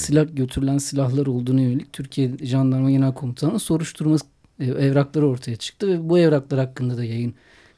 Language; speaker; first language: Turkish; native; Turkish